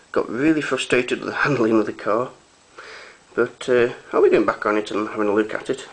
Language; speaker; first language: English; native; English